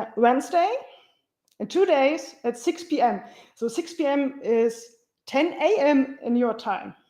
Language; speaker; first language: English; non-native, fluent; German